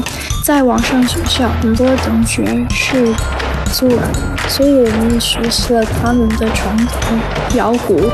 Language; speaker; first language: Chinese; non-native, learner; English